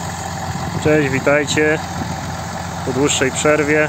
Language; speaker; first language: Polish; native; Polish